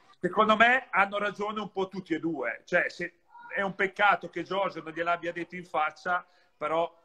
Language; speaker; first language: Italian; native; Italian